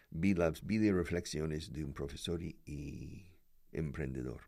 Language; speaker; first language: Spanish; non-native, fluent; English